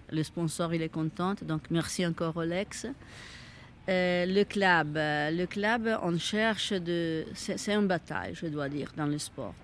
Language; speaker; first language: French; non-native, fluent; Italian